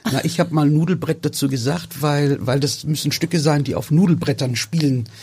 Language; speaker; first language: German; early bilingual, other home language; Turkish